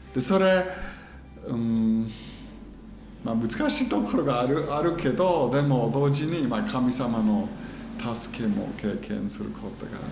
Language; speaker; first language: Japanese; non-native, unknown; German